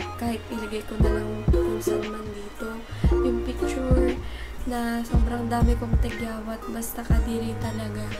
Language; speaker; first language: Filipino; native; Filipino